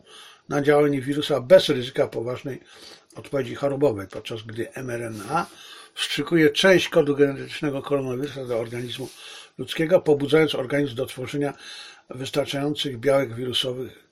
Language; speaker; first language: Polish; native; Polish